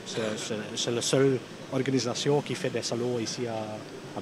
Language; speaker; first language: French; non-native, local second language; Dutch